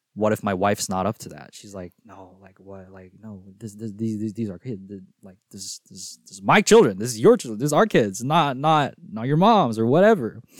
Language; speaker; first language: English; non-native, local second language; Filipino